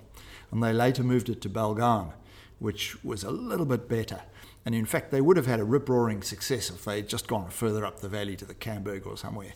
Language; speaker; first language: English; native; English